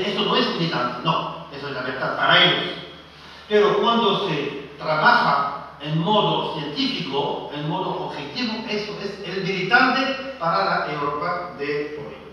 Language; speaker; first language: Spanish; non-native, fluent; French